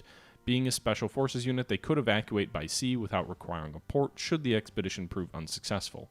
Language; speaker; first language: English; native; English